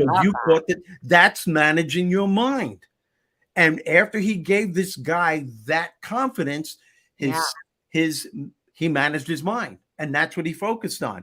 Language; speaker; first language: English; native; English